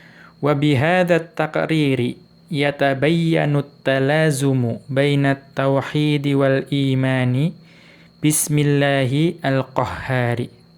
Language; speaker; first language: Arabic; non-native, fluent; Indonesian